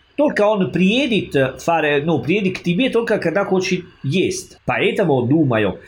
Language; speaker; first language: Russian; non-native, learner; Italian